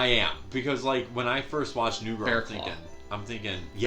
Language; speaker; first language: English; native; English